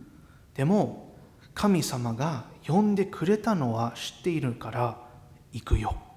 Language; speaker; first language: Japanese; non-native, fluent; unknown